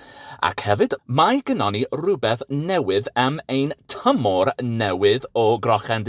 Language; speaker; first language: Welsh; non-native, learner; English